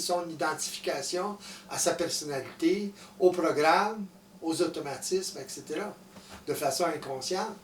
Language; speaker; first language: French; native; French